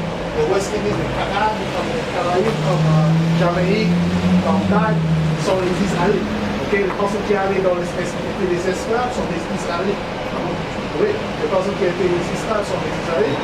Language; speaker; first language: French; non-native, learner; English